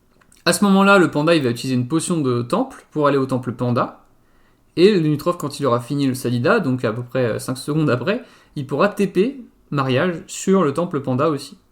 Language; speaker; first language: French; native; French